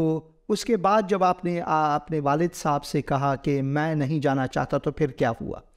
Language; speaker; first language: Urdu; native; Urdu